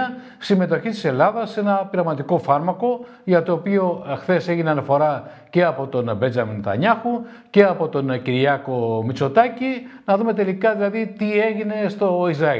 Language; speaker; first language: Greek; native; Greek